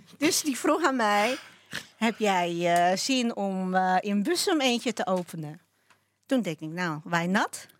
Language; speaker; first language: Dutch; early bilingual, other home language; Cantonese